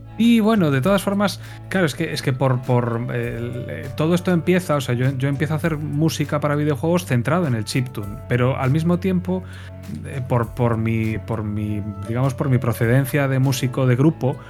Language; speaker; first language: Spanish; native; Spanish